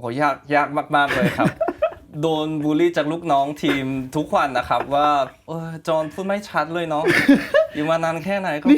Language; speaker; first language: Thai; early bilingual, other home language; Korean